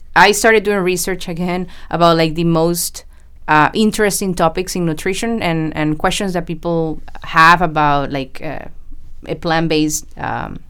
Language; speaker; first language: English; non-native, fluent; Spanish